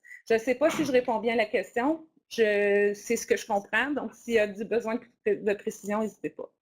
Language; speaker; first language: French; native; French